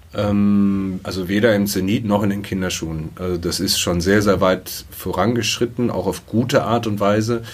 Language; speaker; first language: German; native; German